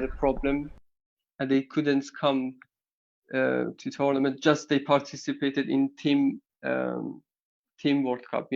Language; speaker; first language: English; non-native, learner; Persian